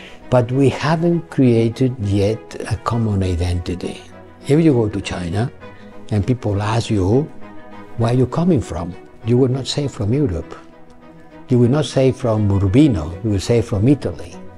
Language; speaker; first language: English; non-native, fluent; Catalan